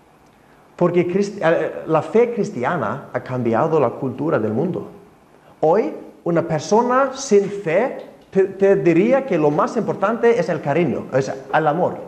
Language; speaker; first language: Spanish; non-native, fluent; Icelandic